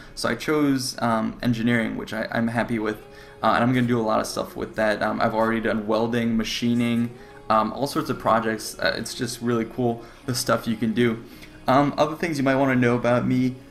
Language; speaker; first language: English; native; English